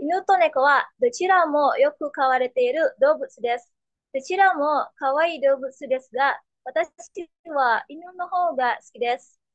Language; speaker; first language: Japanese; non-native, learner; Indonesian